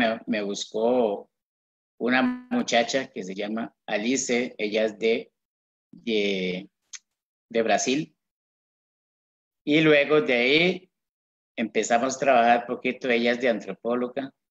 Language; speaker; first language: Spanish; non-native, local second language; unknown